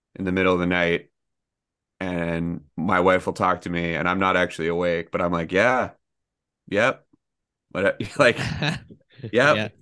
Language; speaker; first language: English; native; English